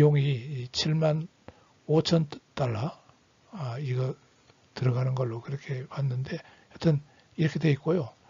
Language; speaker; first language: Korean; native; Korean